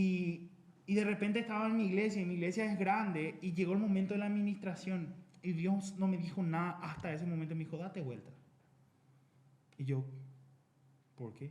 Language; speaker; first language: Spanish; native; Spanish